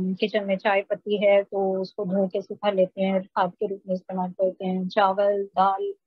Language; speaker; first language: Hindi; native; Hindi